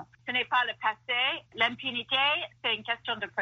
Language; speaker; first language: French; non-native, fluent; English